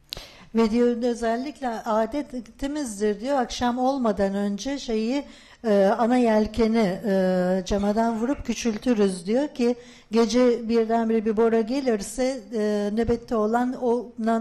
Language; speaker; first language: Turkish; native; Turkish